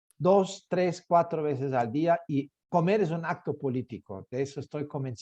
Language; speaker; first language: Spanish; native; Spanish